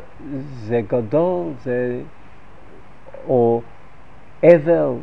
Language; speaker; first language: Hebrew; non-native, fluent; English